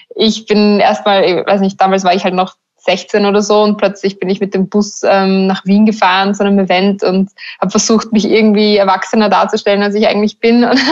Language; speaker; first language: German; native; German